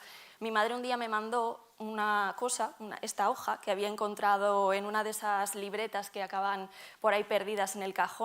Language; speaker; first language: Spanish; native; Spanish